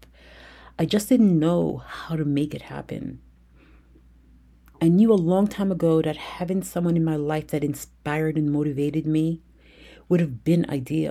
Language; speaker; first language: English; native; English